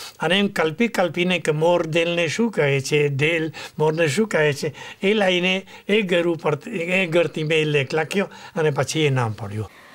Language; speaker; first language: Gujarati; non-native, fluent; Spanish